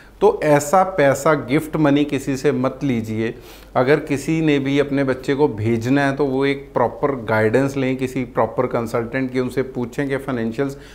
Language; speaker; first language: Hindi; non-native, local second language; Punjabi